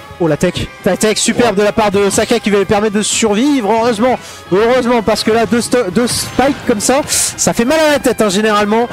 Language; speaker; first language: French; native; French